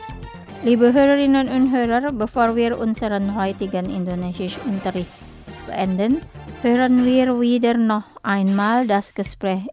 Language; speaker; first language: German; non-native, fluent; Indonesian